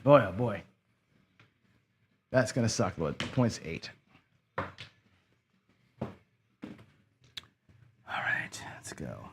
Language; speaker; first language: English; native; English